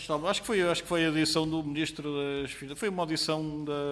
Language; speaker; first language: Portuguese; native; Portuguese